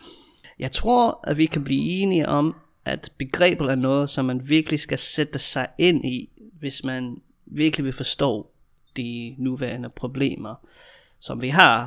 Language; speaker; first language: Danish; non-native, fluent; English